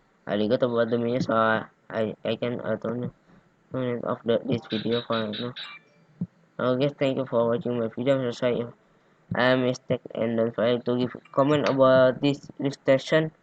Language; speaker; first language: English; non-native, learner; Indonesian